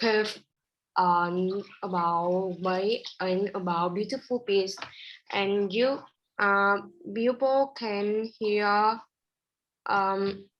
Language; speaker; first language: English; non-native, learner; Vietnamese